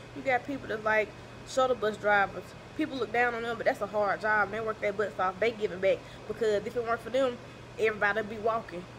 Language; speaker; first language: English; native; English